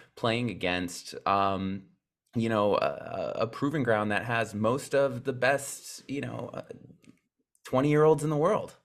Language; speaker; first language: English; native; English